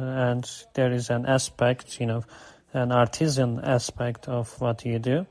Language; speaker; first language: English; non-native, fluent; Turkish